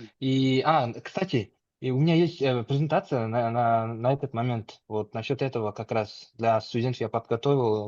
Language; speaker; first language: Russian; non-native, local second language; Kazakh